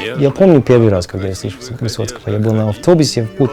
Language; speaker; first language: Russian; non-native, learner; English